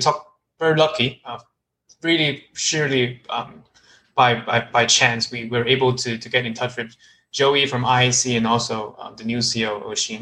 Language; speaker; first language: English; non-native, local second language; Cantonese